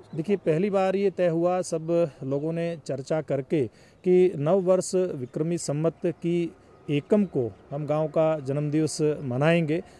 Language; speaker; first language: Hindi; native; Hindi